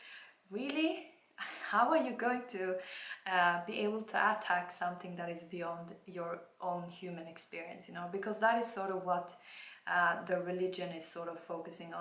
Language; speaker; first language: English; non-native, fluent; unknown